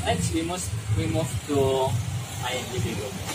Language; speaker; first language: English; non-native, learner; Indonesian